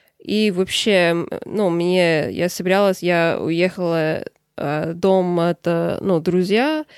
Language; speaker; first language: Russian; early bilingual, heritage; Russian